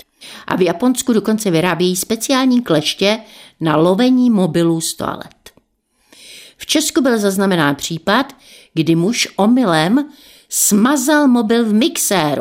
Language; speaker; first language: Czech; native; Czech